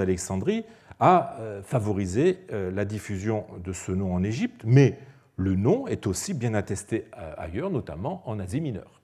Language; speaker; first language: French; native; French